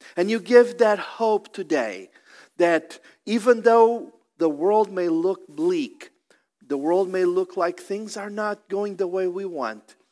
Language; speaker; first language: English; non-native, fluent; Portuguese